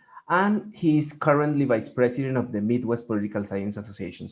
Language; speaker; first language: English; non-native, fluent; Spanish